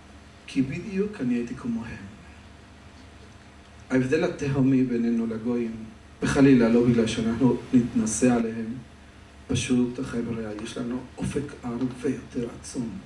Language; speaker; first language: Hebrew; non-native, fluent; Spanish